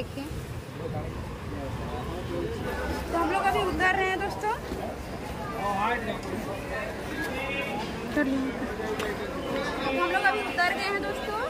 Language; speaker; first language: Hindi; native; Hindi